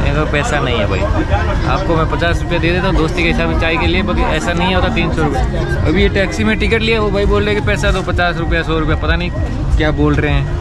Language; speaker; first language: Hindi; native; Hindi